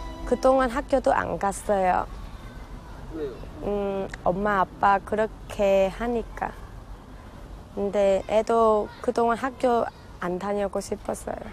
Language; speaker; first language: Korean; non-native, learner; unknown